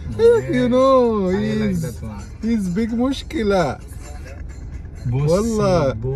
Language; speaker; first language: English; non-native, learner; Arabic